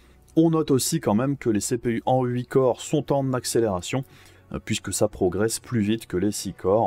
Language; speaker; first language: French; native; French